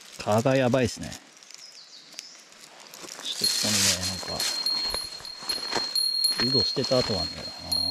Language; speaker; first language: Japanese; native; Japanese